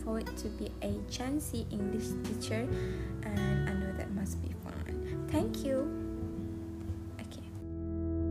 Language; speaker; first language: English; non-native, local second language; Pattani Malay